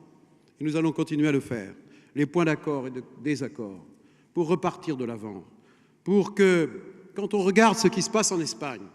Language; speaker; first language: French; native; French